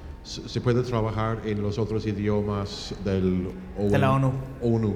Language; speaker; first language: Spanish; non-native, fluent; English